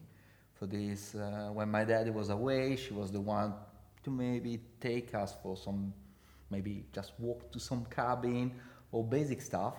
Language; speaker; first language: English; non-native, fluent; Italian